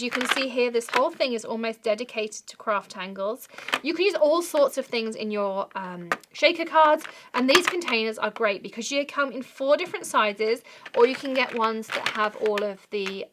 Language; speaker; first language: English; native; English